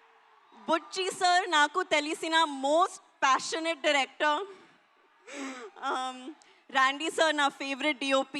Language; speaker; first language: Telugu; non-native, learner; Hindi